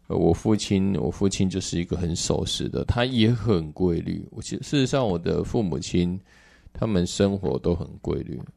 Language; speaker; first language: Chinese; native; Chinese